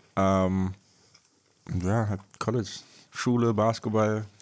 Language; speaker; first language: German; native; German